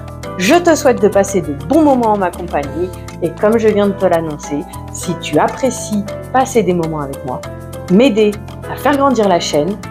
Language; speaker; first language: French; native; French